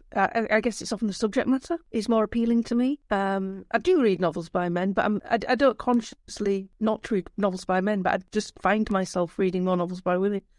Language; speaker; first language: English; native; English